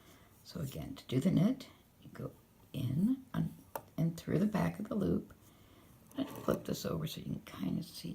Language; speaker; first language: English; native; English